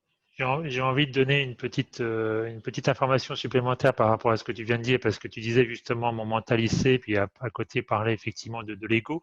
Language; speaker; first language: French; native; French